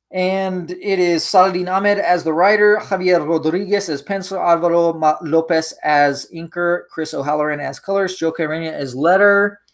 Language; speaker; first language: English; native; English